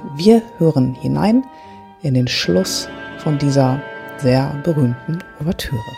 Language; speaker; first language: German; native; German